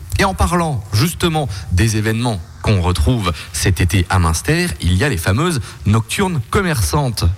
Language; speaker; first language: French; native; French